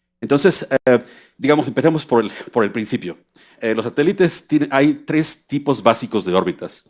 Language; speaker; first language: Spanish; native; Spanish